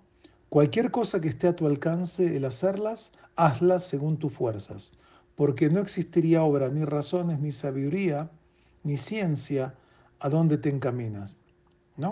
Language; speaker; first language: Spanish; native; Spanish